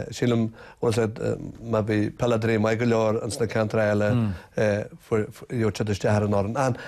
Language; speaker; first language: Irish; native; Irish